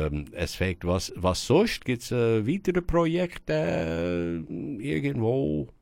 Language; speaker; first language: German; non-native, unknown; English